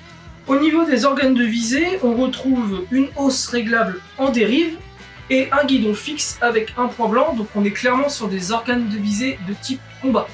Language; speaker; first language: French; native; French